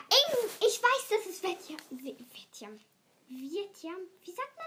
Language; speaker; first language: German; early bilingual, other home language; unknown